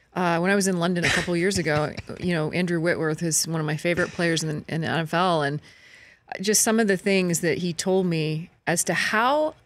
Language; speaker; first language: English; native; English